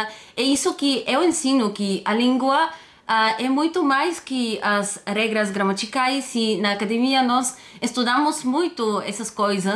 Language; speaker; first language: Portuguese; non-native, fluent; Bulgarian